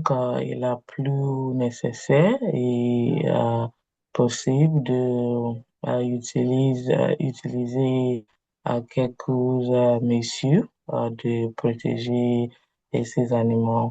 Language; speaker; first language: French; non-native, learner; Igbo